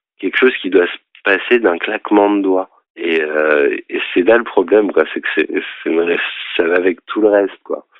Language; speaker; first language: French; native; French